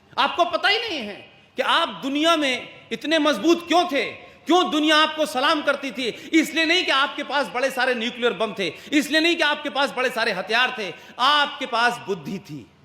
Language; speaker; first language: Hindi; native; Hindi